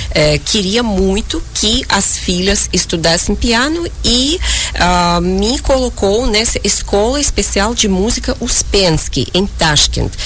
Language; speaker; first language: Portuguese; non-native, fluent; Russian